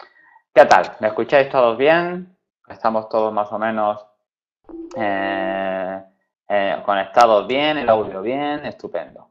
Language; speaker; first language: Spanish; native; Spanish